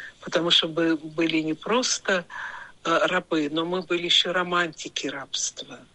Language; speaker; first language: Russian; native; Russian